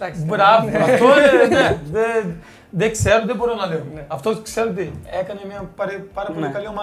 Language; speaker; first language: Greek; non-native, fluent; Portuguese